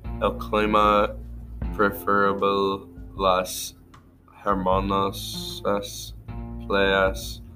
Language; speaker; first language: Spanish; non-native, learner; English